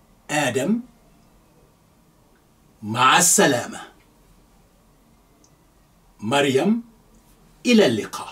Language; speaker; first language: Arabic; non-native, fluent; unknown